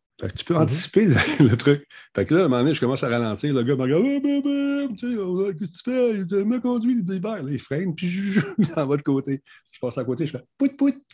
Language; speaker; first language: French; native; French